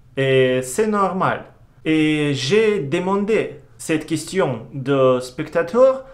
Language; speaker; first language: French; non-native, learner; Russian